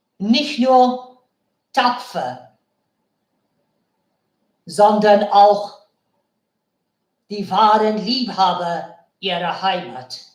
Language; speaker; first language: German; non-native, fluent; Bangla